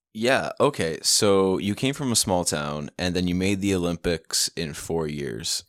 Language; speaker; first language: English; native; English